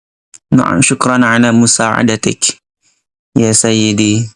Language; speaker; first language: Arabic; non-native, learner; Indonesian